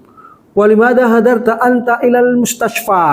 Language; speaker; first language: Arabic; non-native, fluent; Filipino